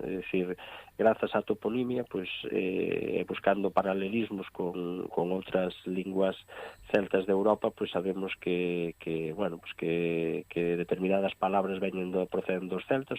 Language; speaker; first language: Galician; native; Galician